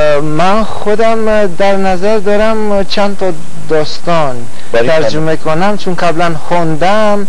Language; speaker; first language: Persian; non-native, fluent; Romanian